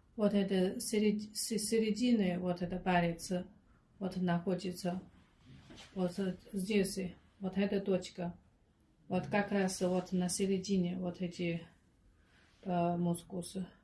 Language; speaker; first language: Russian; non-native, learner; Chinese